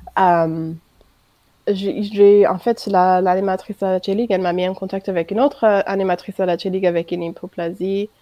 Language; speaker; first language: French; non-native, fluent; English